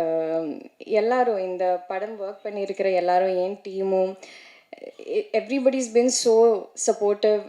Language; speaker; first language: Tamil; non-native, learner; Malayalam